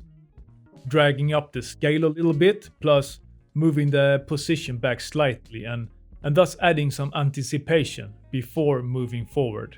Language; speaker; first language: English; non-native, fluent; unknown